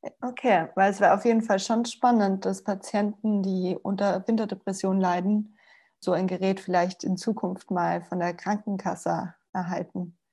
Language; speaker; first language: German; non-native, fluent; Spanish